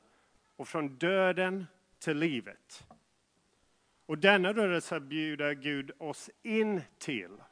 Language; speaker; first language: Swedish; non-native, fluent; English